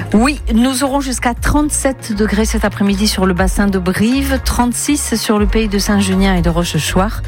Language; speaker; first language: French; native; French